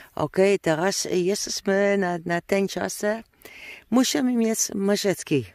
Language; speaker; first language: Polish; non-native, learner; Dutch